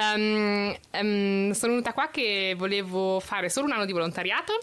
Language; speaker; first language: German; non-native, fluent; Italian